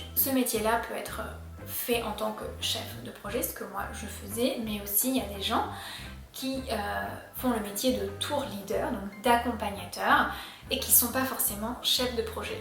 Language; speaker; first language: French; native; French